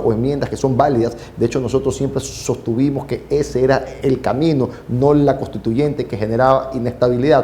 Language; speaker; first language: Spanish; native; Spanish